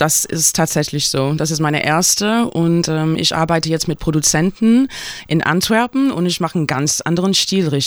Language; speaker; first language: German; non-native, fluent; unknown